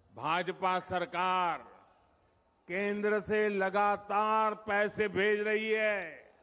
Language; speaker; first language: Hindi; non-native, local second language; Gujarati